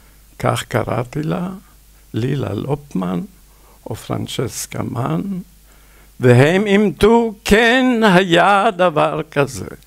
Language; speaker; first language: Hebrew; non-native, fluent; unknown